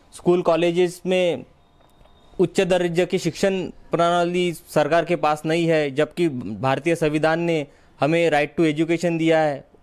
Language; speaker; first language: Hindi; non-native, local second language; Marathi